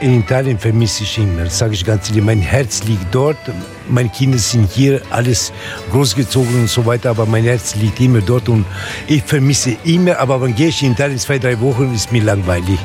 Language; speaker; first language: German; non-native, learner; Italian